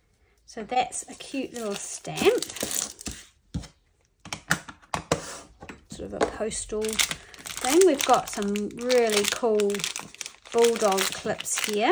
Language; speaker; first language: English; native; English